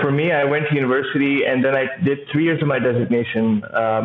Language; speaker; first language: English; non-native, local second language; Urdu